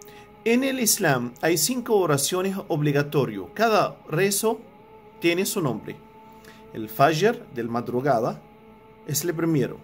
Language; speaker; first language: Spanish; non-native, fluent; Arabic